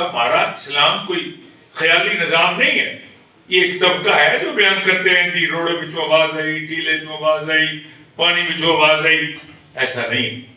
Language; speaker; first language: Urdu; non-native, local second language; Punjabi